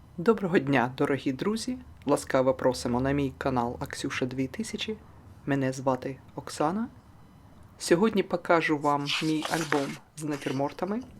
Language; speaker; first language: Ukrainian; non-native, local second language; Russian